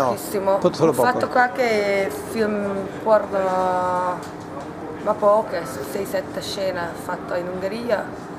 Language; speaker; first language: Italian; non-native, learner; Hungarian